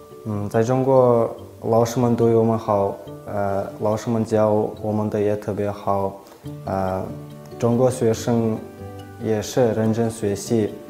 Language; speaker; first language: Chinese; non-native, learner; Kazakh